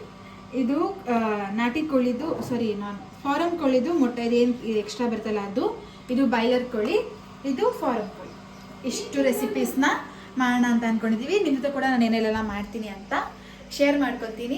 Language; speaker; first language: Kannada; native; Kannada